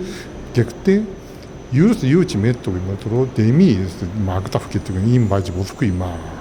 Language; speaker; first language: Mongolian; non-native, fluent; Japanese